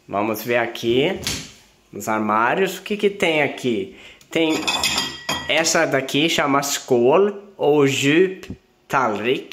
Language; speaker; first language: Portuguese; non-native, fluent; Swedish